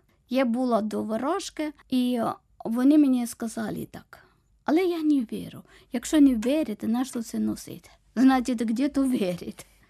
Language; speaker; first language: Ukrainian; non-native, learner; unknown